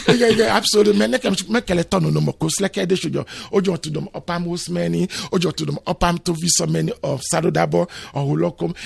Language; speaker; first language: Hungarian; non-native, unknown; Yoruba